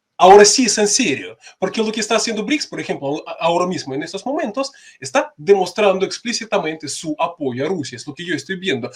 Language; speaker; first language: Spanish; non-native, fluent; Russian